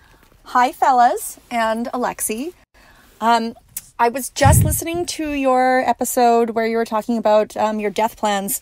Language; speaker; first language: English; native; English